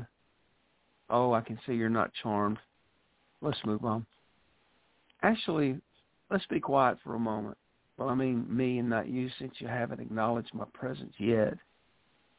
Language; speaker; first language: English; native; English